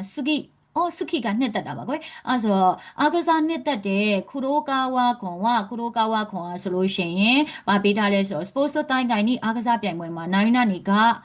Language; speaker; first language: Burmese; native; Burmese